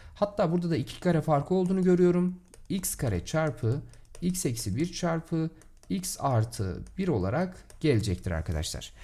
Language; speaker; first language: Turkish; native; Turkish